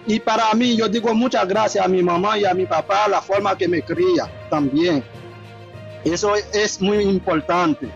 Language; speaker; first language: Spanish; non-native, learner; Haitian Creole